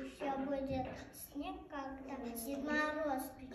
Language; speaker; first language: Russian; non-native, local second language; Kazakh